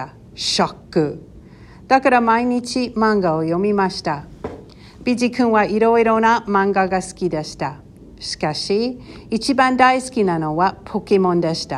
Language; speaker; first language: Japanese; non-native, learner; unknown